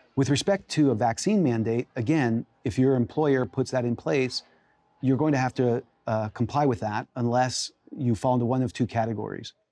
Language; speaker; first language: English; native; English